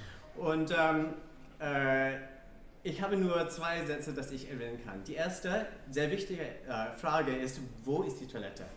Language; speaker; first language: German; non-native, learner; English